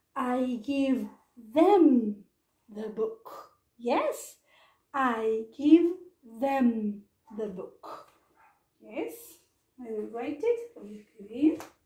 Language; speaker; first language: English; non-native, fluent; Spanish